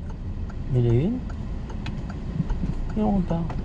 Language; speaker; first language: French; native; French